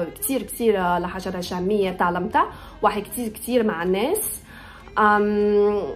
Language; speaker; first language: Arabic; non-native, fluent; Chinese